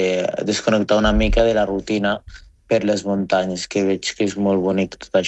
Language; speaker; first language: Catalan; non-native, fluent; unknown